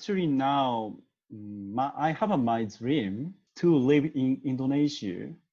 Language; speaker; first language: English; non-native, learner; Japanese